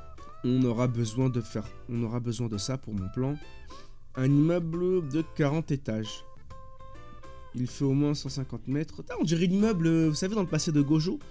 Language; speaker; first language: French; native; French